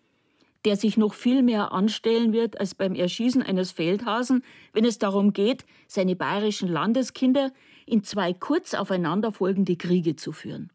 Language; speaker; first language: German; native; German